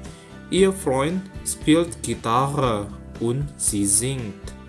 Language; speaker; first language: German; non-native, fluent; Indonesian